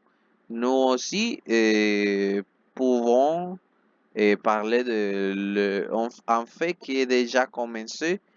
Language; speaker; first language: French; non-native, fluent; Spanish